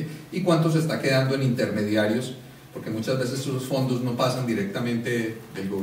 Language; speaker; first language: Spanish; native; Spanish